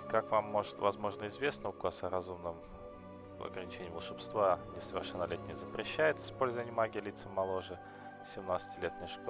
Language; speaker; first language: Russian; native; Russian